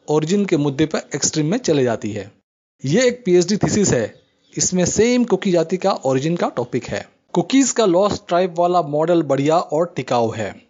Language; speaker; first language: Hindi; native; Hindi